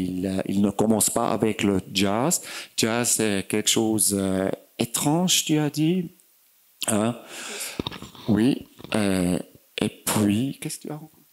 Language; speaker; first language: French; non-native, fluent; German